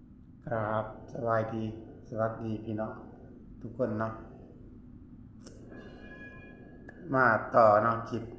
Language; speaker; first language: Thai; non-native, local second language; Northeastern Thai